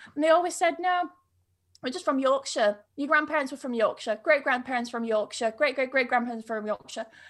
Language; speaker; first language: English; native; English